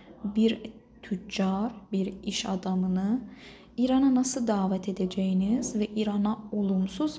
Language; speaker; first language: Turkish; non-native, fluent; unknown